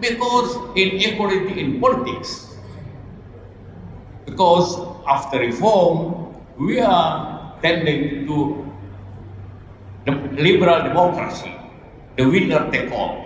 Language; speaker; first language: English; non-native, learner; Indonesian